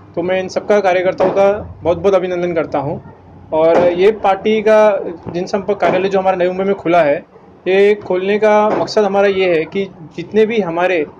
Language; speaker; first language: Hindi; non-native, local second language; Urdu